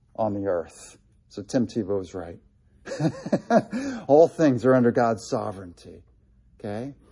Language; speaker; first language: English; native; English